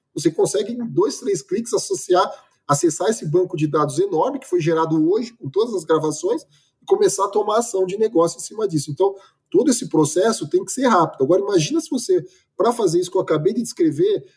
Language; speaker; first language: Portuguese; native; Portuguese